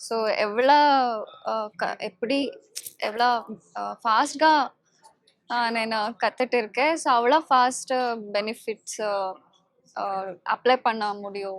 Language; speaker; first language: Tamil; non-native, learner; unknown